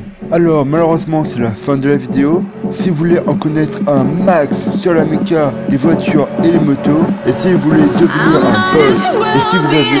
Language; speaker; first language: French; native; French